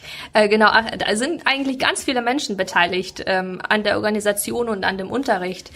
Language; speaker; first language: German; non-native, fluent; Ukrainian